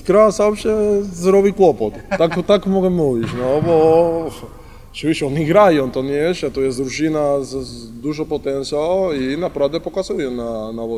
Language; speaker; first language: Polish; non-native, learner; Spanish